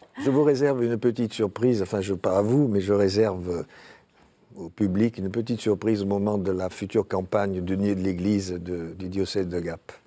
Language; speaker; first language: French; native; French